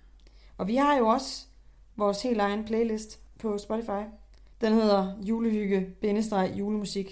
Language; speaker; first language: Danish; native; Danish